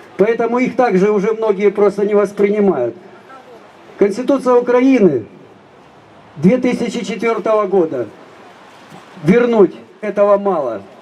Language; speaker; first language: Russian; native; Russian